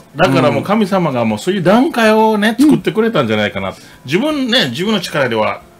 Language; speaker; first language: Japanese; non-native, fluent; English